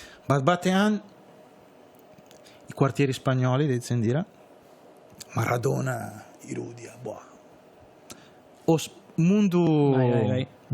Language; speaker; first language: Basque; non-native, fluent; Italian